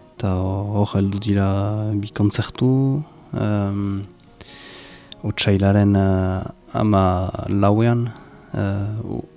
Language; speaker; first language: Basque; non-native, local second language; French